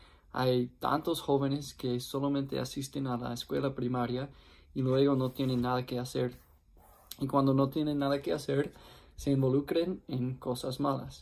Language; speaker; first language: Spanish; non-native, fluent; English